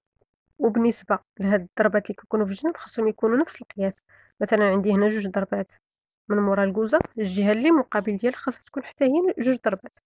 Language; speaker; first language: Arabic; native; Arabic